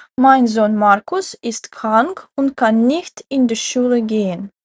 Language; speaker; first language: German; non-native, fluent; Ukrainian